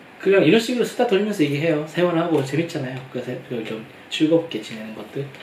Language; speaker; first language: Korean; non-native, fluent; Japanese